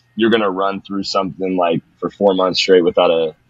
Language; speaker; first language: English; native; English